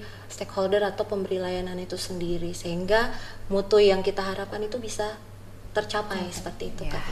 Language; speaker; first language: Indonesian; native; Indonesian